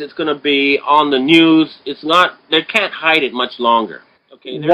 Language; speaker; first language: English; native; English